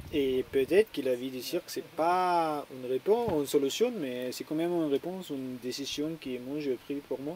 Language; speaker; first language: French; non-native, learner; German